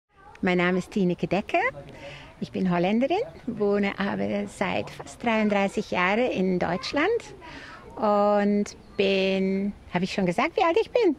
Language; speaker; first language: German; non-native, fluent; Dutch